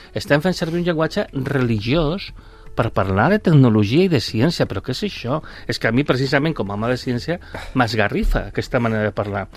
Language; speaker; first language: Catalan; non-native, local second language; Spanish